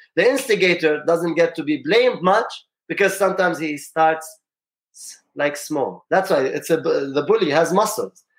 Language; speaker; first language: English; non-native, fluent; Arabic